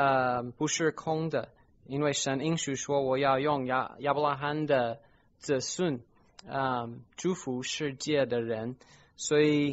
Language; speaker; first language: Chinese; non-native, fluent; English